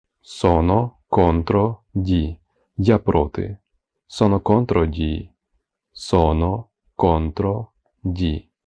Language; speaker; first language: Italian; non-native, learner; Ukrainian